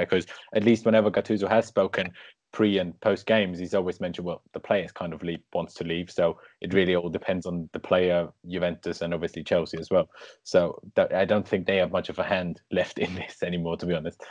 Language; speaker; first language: English; native; English